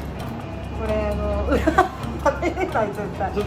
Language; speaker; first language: Japanese; native; Japanese